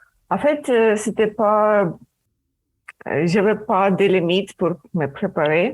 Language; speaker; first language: French; non-native, fluent; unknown